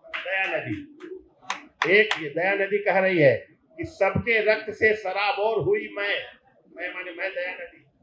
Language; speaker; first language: Hindi; native; Hindi